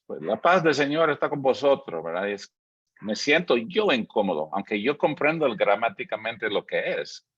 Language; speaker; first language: Spanish; non-native, fluent; English